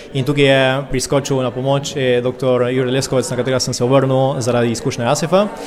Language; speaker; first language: Slovenian; early bilingual, heritage; Slovenian